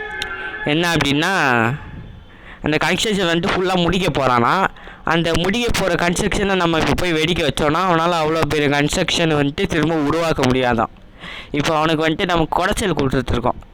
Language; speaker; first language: Tamil; native; Tamil